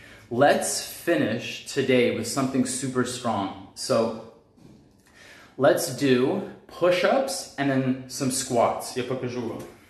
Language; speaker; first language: English; native; English